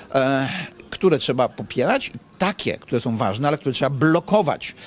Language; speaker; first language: Polish; native; Polish